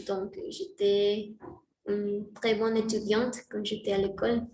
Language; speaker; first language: French; non-native, learner; Spanish